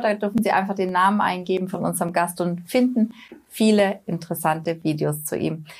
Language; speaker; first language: German; non-native, fluent; Russian